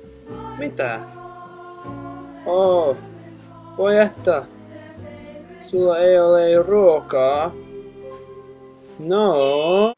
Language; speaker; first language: Finnish; non-native, learner; English